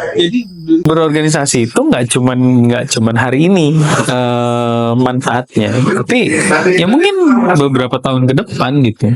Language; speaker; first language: Indonesian; native; Indonesian